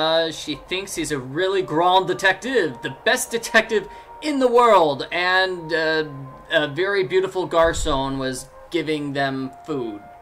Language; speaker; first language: English; native; English